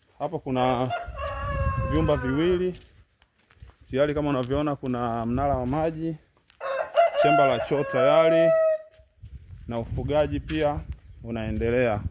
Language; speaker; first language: Swahili; native; Swahili